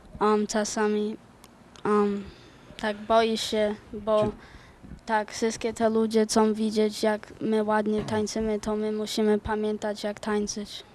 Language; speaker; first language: Polish; early bilingual, other home language; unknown